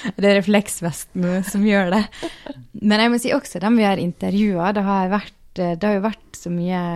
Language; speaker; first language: Norwegian; native; Norwegian